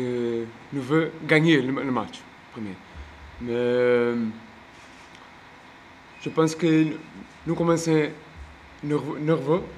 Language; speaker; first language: French; non-native, learner; Portuguese